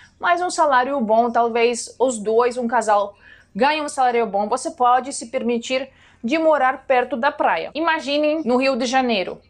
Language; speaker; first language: Portuguese; non-native, fluent; Russian